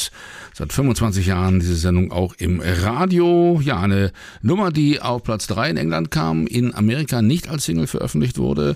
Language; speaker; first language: German; native; German